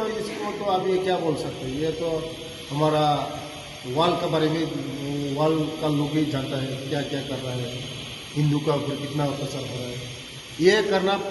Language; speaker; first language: Hindi; non-native, local second language; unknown